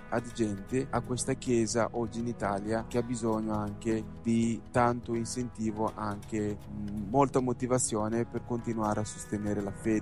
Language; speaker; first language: Italian; non-native, fluent; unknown